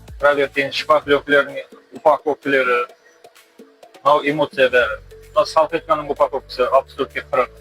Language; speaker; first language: Uzbek; non-native, local second language; Kara-Kalpak